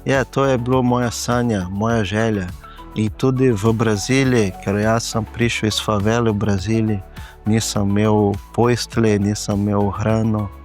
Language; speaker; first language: Slovenian; non-native, learner; Portuguese